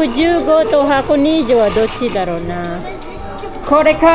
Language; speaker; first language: Japanese; non-native, fluent; Filipino